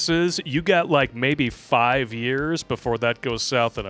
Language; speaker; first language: English; native; English